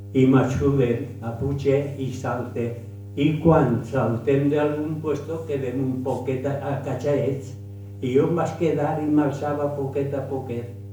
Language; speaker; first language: Catalan; early bilingual, heritage; French